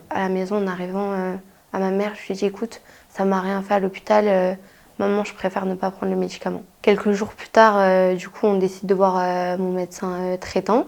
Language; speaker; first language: French; native; French